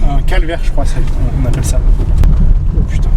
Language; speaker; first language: French; native; French